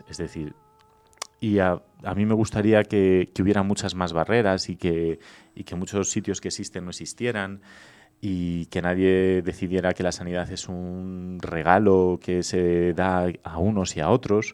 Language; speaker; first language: Spanish; native; Spanish